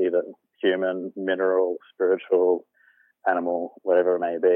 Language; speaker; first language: English; native; English